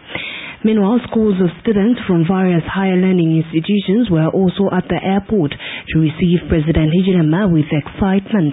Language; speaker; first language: English; non-native, local second language; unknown